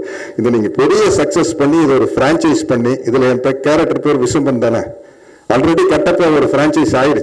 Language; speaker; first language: Tamil; native; Tamil